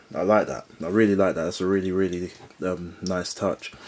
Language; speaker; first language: English; native; English